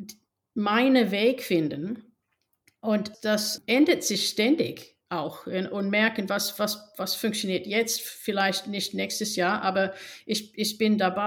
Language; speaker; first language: German; non-native, fluent; English